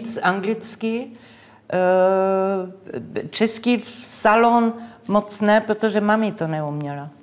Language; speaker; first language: Czech; non-native, local second language; English